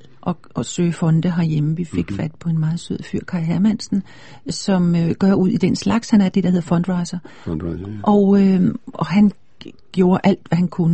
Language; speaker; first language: Danish; native; Danish